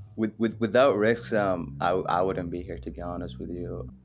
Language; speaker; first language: English; early bilingual, other home language; Arabic